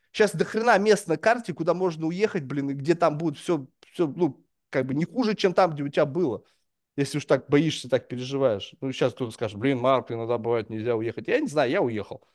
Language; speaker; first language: Russian; native; Russian